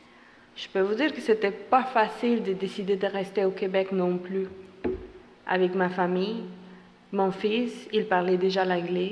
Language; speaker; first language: French; non-native, fluent; Spanish